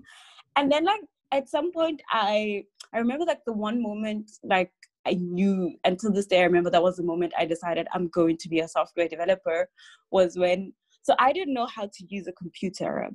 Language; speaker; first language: English; non-native, local second language; Tswana